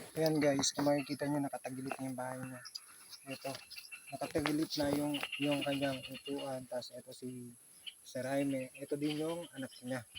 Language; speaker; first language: Filipino; native; Filipino